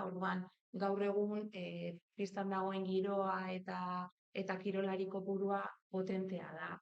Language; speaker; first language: Basque; native; Basque